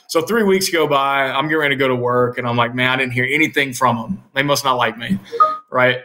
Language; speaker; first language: English; native; English